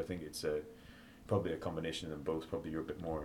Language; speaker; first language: English; native; English